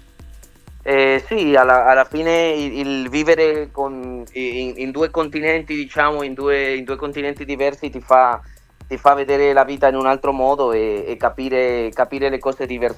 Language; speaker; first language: Italian; early bilingual, other home language; Spanish